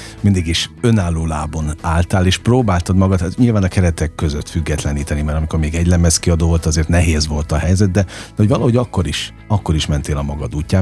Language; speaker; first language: Hungarian; native; Hungarian